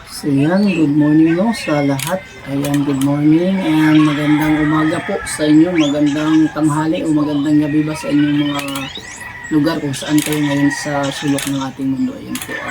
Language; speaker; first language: Filipino; non-native, local second language; Cebuano